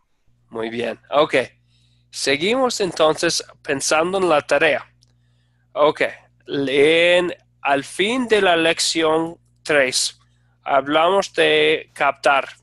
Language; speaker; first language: Spanish; non-native, fluent; English